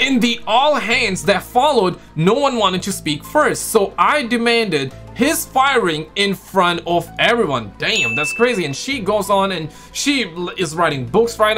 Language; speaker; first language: English; native; English